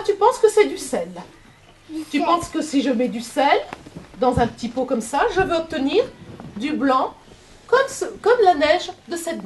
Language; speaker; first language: French; native; French